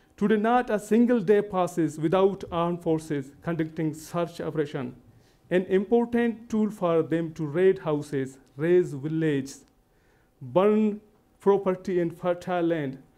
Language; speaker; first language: English; non-native, local second language; Baluchi